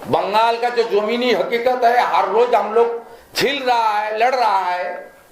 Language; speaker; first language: Hindi; non-native, local second language; Bangla